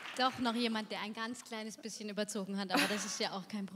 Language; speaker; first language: German; native; German